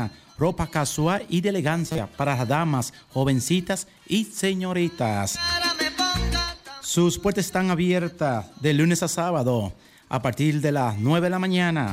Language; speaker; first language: Spanish; native; Spanish